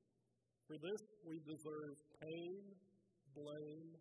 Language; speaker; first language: English; native; English